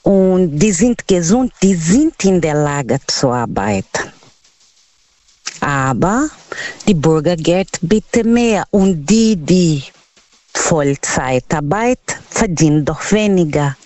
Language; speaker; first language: German; non-native, learner; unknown